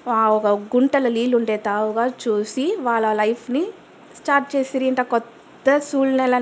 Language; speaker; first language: Telugu; native; Telugu